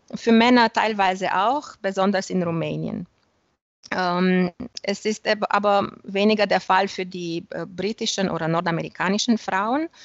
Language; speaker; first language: German; non-native, fluent; Romanian